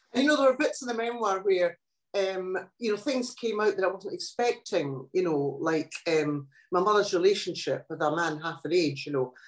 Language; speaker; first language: English; non-native, local second language; Italian